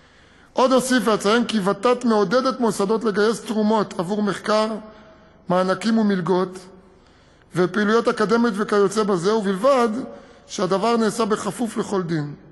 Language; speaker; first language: Hebrew; native; Hebrew